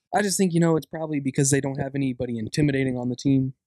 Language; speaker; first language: English; native; English